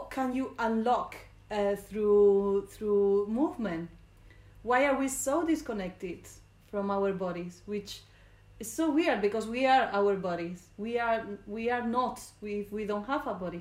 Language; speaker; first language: English; non-native, fluent; Spanish